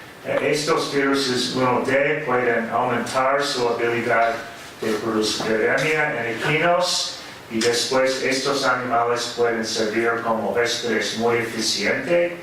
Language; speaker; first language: Spanish; non-native, fluent; English